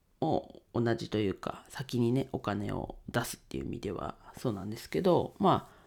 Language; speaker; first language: Japanese; native; Japanese